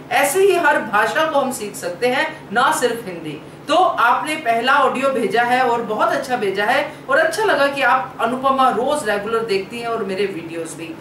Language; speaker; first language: Hindi; native; Hindi